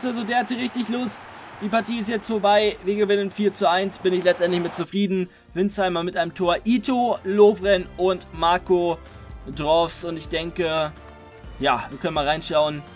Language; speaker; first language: German; native; German